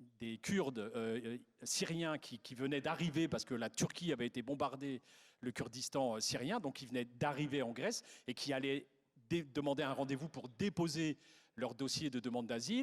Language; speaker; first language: French; native; French